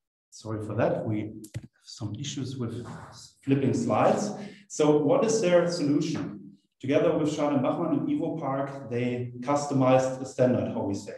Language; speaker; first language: English; non-native, fluent; German